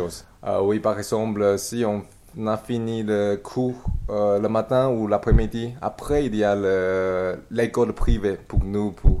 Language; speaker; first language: French; non-native, learner; Chinese